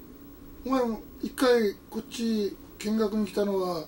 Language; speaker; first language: Japanese; native; Japanese